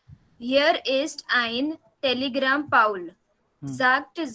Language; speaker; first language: German; non-native, learner; Marathi